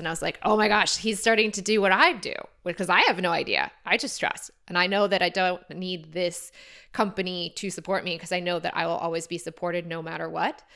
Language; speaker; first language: English; native; English